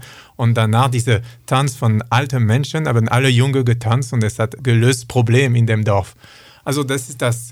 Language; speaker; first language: German; non-native, learner; French